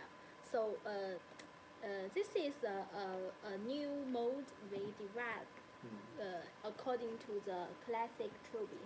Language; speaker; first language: English; non-native, learner; Chinese